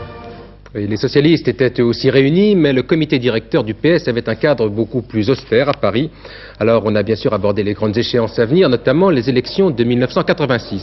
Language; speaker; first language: French; native; French